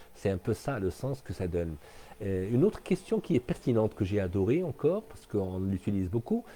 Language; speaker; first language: French; non-native, local second language; Arabic